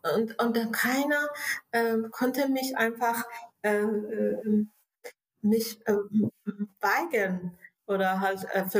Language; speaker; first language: German; non-native, fluent; Persian